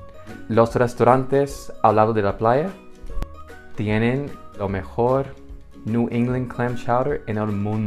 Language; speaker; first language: Spanish; non-native, fluent; English